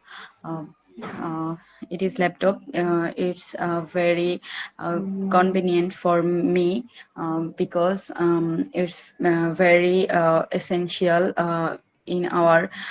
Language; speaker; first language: English; non-native, learner; Bangla